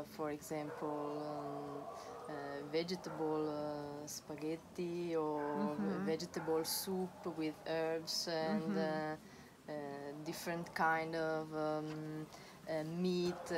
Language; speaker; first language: English; non-native, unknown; Italian